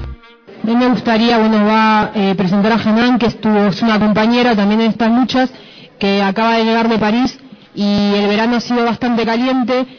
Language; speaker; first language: Spanish; native; Spanish